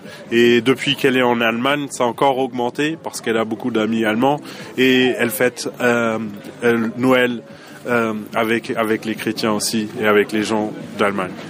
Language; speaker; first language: French; non-native, fluent; German